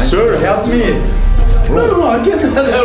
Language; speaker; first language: English; non-native, learner; Turkish